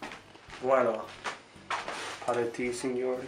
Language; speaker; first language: Spanish; non-native, learner; English